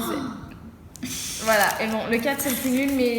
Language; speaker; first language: French; native; French